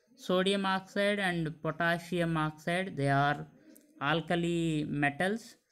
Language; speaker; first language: English; non-native, local second language; Telugu